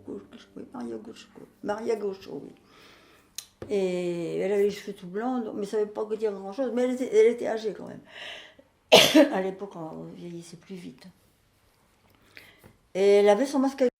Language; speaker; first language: French; native; French